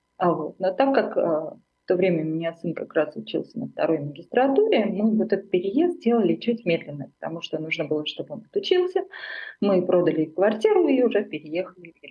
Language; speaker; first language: Russian; non-native, local second language; Armenian